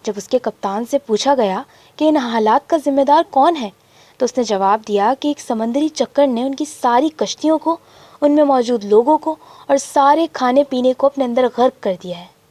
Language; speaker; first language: Urdu; native; Urdu